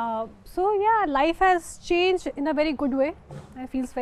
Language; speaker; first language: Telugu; non-native, fluent; Hindi